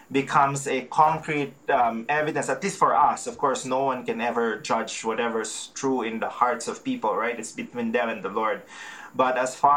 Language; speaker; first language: English; non-native, local second language; Filipino